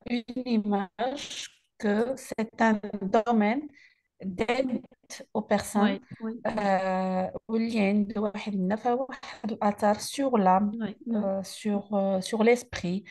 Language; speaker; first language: French; native; French